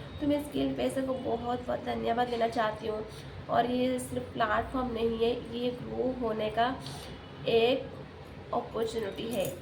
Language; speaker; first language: Hindi; non-native, local second language; Odia